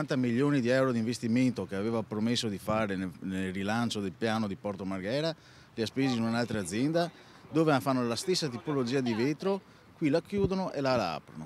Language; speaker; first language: Italian; native; Italian